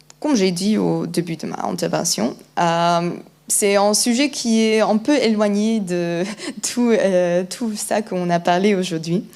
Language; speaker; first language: French; non-native, fluent; Polish